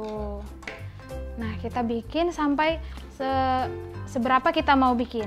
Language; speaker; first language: Indonesian; native; Indonesian